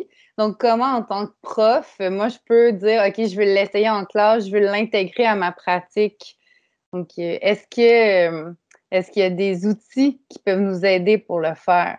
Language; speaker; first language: French; native; French